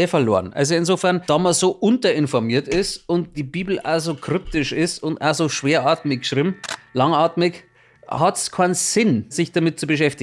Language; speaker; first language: German; native; German